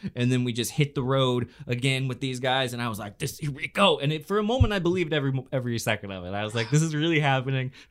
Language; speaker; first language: English; native; English